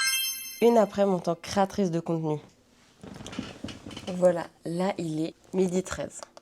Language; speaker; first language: French; native; French